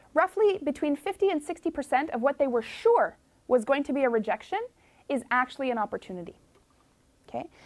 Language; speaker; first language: English; native; English